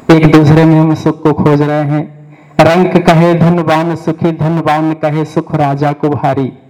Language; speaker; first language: Hindi; native; Hindi